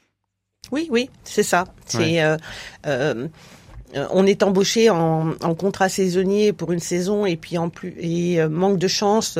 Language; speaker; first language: French; native; French